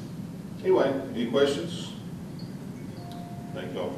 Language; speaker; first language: English; native; English